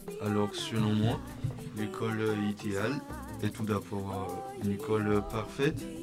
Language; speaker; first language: French; non-native, local second language; Malagasy